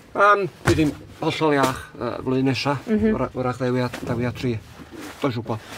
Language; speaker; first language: Welsh; native; Welsh